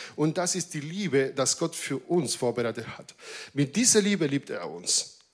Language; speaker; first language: German; non-native, fluent; Spanish